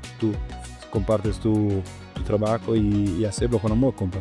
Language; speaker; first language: Spanish; non-native, learner; Italian